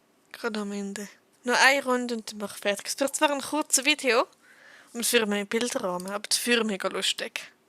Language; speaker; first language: German; native; German